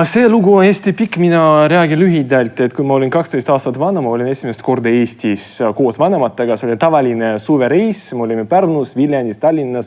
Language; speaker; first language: Estonian; non-native, fluent; Russian